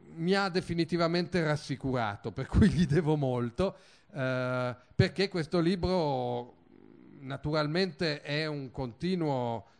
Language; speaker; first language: Italian; early bilingual, other home language; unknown